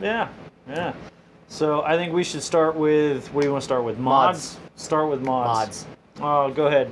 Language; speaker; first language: English; native; English